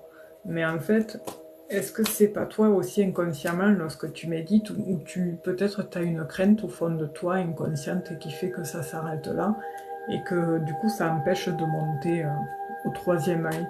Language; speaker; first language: French; native; French